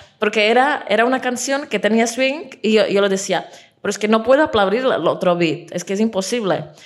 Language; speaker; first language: Spanish; non-native, fluent; Czech